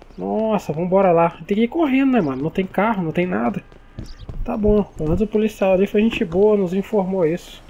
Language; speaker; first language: Portuguese; native; Portuguese